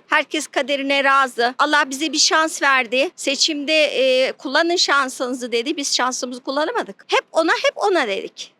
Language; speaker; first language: Turkish; non-native, fluent; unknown